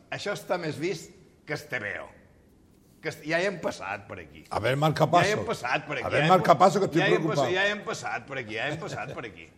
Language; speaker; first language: Catalan; native; Catalan